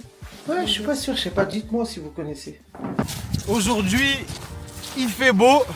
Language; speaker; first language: French; native; French